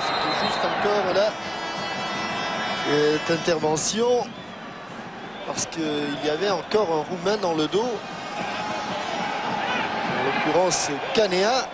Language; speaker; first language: French; native; French